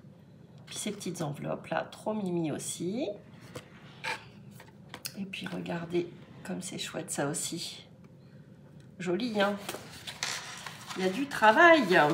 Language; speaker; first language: French; native; French